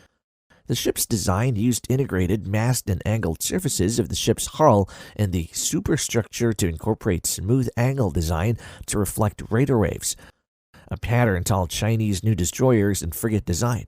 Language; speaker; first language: English; non-native, fluent; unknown